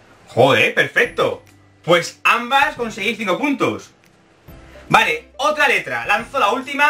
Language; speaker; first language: Spanish; native; Spanish